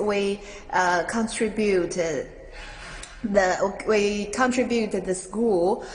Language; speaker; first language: English; non-native, learner; Chinese